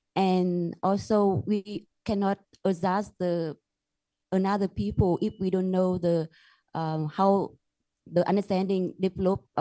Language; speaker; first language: English; non-native, learner; Vietnamese